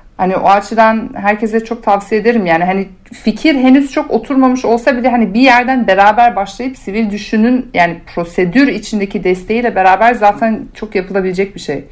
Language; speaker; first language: Turkish; early bilingual, heritage; Turkish